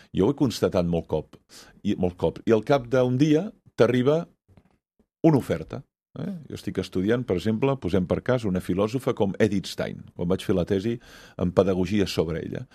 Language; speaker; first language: Catalan; native; Catalan